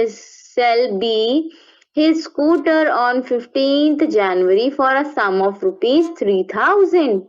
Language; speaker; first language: English; non-native, local second language; Hindi